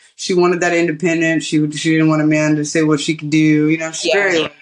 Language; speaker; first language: English; early bilingual, other home language; Malay